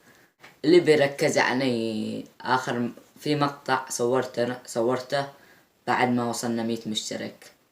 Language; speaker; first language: Arabic; native; Arabic